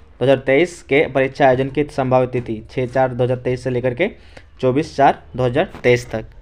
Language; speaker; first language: Hindi; native; Hindi